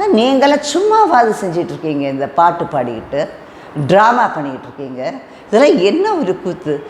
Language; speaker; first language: Tamil; non-native, local second language; Telugu